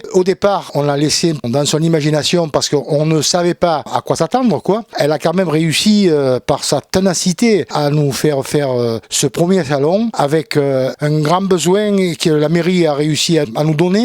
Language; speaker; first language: French; native; French